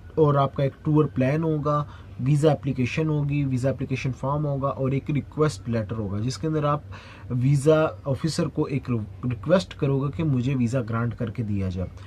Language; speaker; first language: Urdu; non-native, local second language; Punjabi